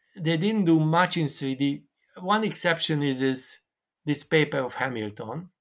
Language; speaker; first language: English; non-native, fluent; Hungarian